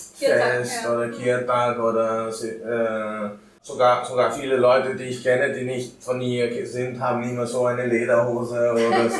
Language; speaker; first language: German; non-native, fluent; Albanian